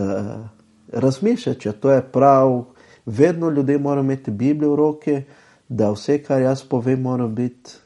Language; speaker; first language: Slovenian; non-native, fluent; Portuguese